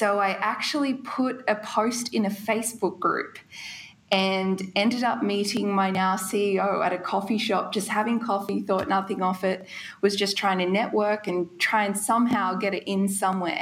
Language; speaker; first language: English; native; English